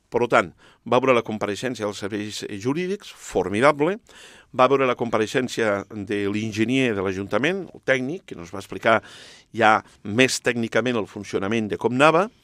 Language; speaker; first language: Catalan; non-native, local second language; Spanish